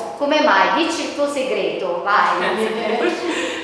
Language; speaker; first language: Italian; native; Italian